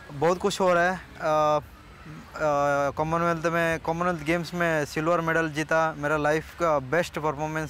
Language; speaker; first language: Hindi; non-native, local second language; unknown